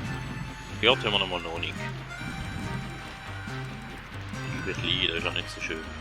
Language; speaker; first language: German; native; German